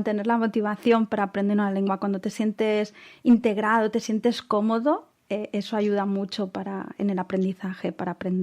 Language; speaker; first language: Spanish; native; Spanish